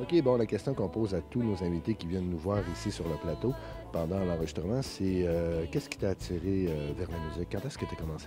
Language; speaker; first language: French; native; French